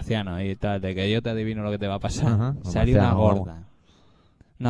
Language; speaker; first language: Spanish; native; Spanish